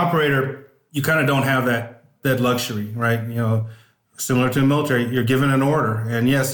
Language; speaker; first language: English; native; English